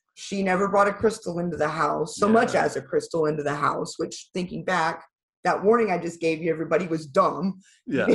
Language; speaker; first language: English; native; English